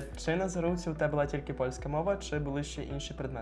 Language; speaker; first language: Ukrainian; native; Ukrainian